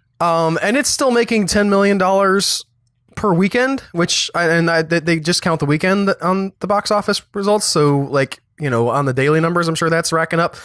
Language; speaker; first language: English; native; English